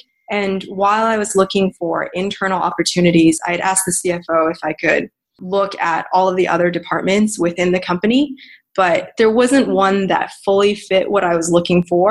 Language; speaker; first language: English; native; English